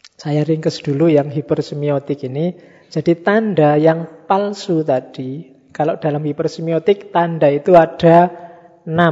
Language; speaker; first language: Indonesian; native; Indonesian